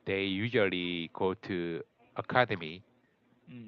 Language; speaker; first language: English; non-native, learner; Korean